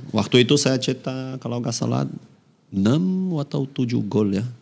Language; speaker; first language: Indonesian; non-native, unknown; Portuguese